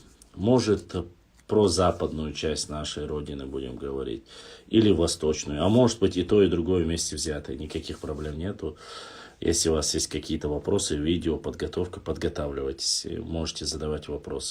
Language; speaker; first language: Russian; non-native, local second language; Chechen